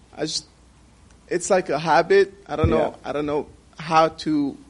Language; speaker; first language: English; non-native, fluent; Persian